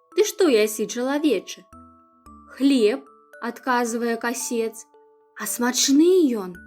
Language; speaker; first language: Belarusian; non-native, local second language; Russian